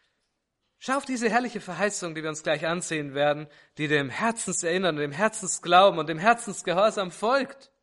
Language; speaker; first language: German; native; German